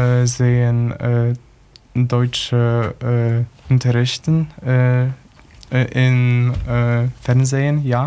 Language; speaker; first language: German; non-native, learner; Polish